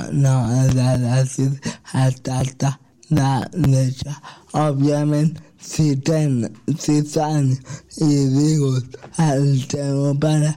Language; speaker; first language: Catalan; non-native, local second language; Spanish